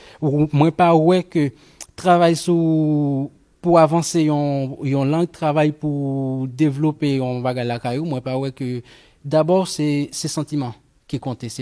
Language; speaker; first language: Haitian Creole; non-native, fluent; Spanish